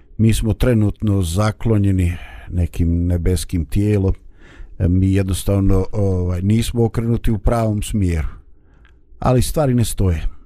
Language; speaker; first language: Bosnian; native; Bosnian